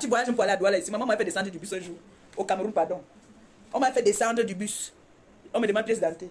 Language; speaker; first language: French; native; French